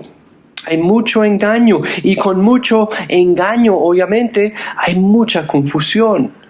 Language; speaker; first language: Spanish; non-native, fluent; English